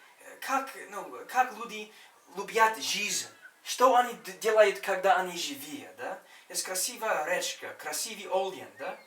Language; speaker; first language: Russian; non-native, fluent; English